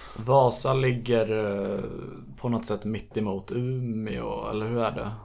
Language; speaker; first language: Swedish; native; Swedish